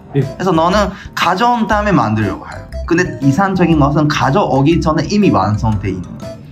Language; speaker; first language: Korean; non-native, fluent; Japanese